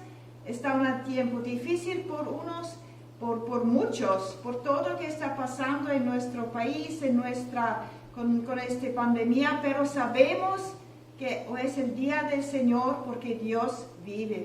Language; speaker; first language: Spanish; non-native, learner; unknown